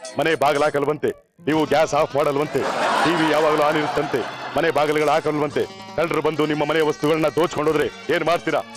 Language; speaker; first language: Kannada; native; Kannada